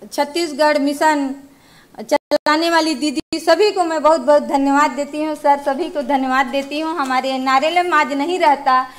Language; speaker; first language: Hindi; native; Hindi